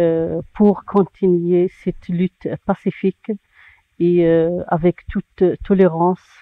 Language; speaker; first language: French; non-native, local second language; Arabic